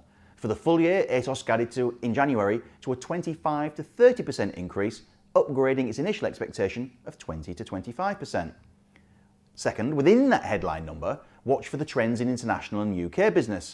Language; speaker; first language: English; native; English